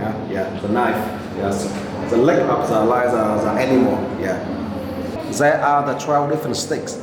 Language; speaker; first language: English; non-native, fluent; Vietnamese